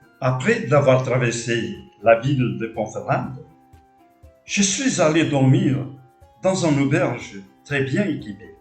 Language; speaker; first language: French; non-native, fluent; Portuguese